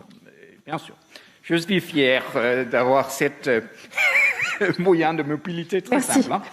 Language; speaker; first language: French; non-native, fluent; Danish